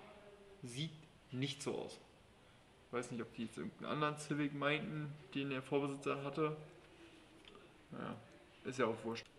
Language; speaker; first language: German; native; German